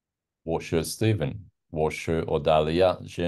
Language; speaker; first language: Chinese; non-native, learner; English